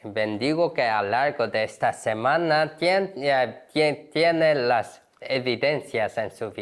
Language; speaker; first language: Spanish; non-native, learner; Korean